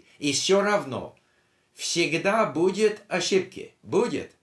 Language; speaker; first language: Russian; non-native, learner; English